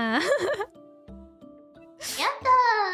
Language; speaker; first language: Japanese; non-native, learner; Korean